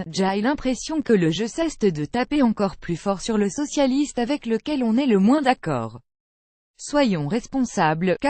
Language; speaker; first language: French; native; French